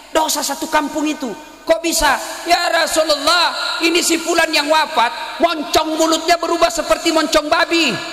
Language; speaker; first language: Indonesian; native; Indonesian